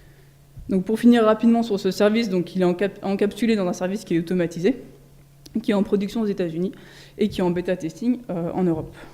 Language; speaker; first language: French; native; French